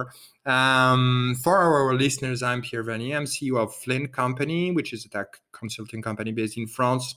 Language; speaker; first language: English; non-native, fluent; French